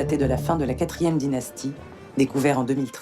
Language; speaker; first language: French; native; French